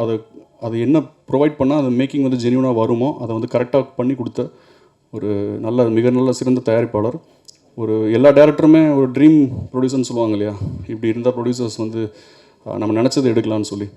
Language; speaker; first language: Tamil; native; Tamil